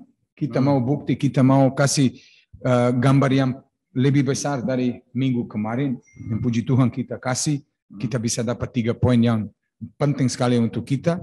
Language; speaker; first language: Indonesian; non-native, fluent; Serbian